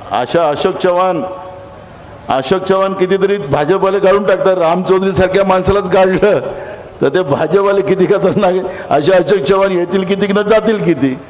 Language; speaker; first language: Marathi; native; Marathi